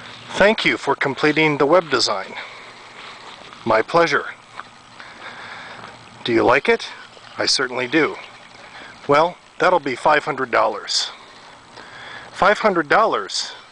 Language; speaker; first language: English; native; English